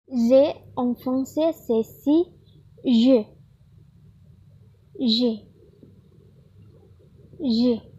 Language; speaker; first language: French; non-native, learner; Indonesian